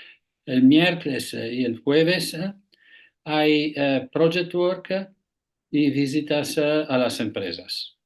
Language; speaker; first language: Spanish; non-native, fluent; Italian